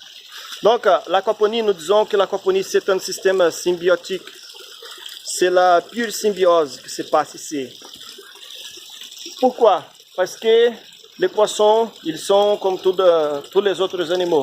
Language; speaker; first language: French; non-native, fluent; Portuguese